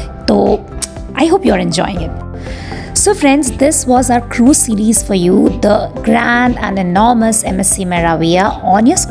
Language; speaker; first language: English; non-native, local second language; Hindi